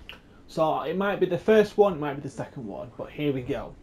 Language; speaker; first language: English; native; English